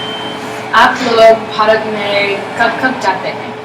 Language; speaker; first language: Hindi; non-native, learner; English